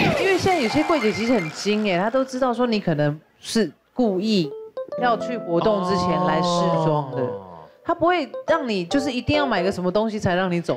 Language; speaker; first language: Chinese; native; Chinese